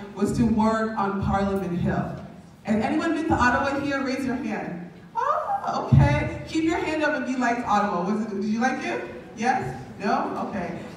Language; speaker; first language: English; native; English